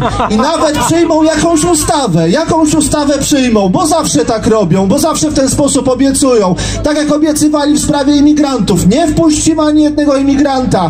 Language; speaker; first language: Polish; native; Polish